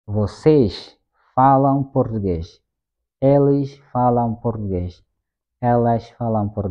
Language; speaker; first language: Portuguese; non-native, fluent; Swahili